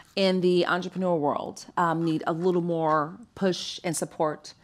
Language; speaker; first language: English; native; English